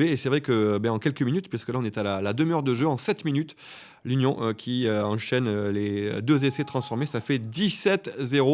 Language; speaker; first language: French; native; French